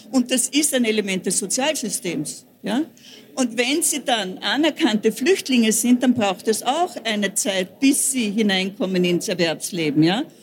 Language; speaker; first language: German; native; German